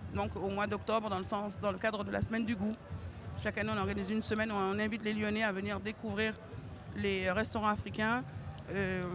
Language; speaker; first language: French; native; French